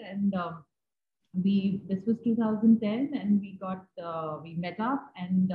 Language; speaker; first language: English; non-native, local second language; Hindi